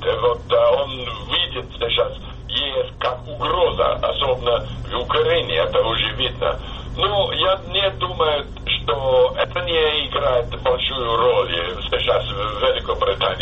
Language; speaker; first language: Russian; non-native, fluent; English